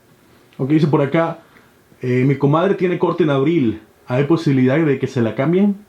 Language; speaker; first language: Spanish; native; Spanish